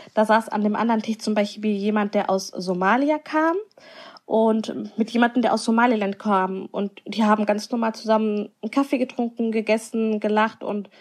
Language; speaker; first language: German; non-native, local second language; Somali